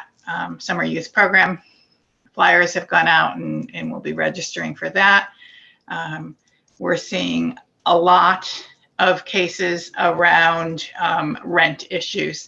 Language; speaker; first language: English; native; English